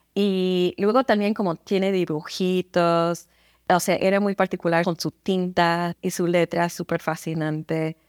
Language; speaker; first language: Spanish; non-native, fluent; English